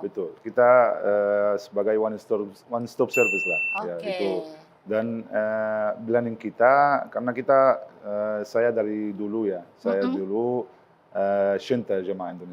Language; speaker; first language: Indonesian; non-native, learner; Arabic